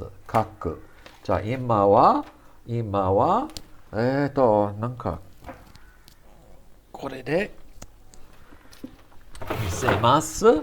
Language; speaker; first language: Japanese; non-native, fluent; English